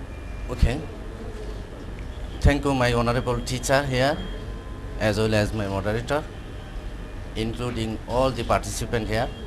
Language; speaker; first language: English; non-native, learner; Bangla